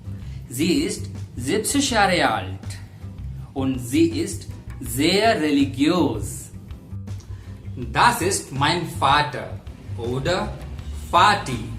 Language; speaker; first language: German; non-native, fluent; Hindi